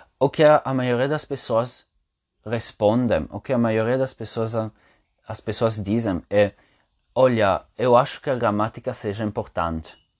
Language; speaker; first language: Portuguese; non-native, fluent; Italian